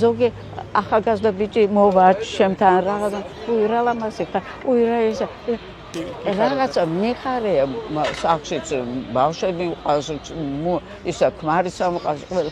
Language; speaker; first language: Georgian; non-native, local second language; Russian